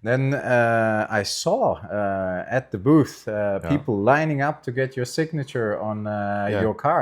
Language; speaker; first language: English; non-native, fluent; German